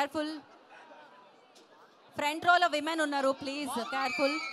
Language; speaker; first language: Telugu; native; Telugu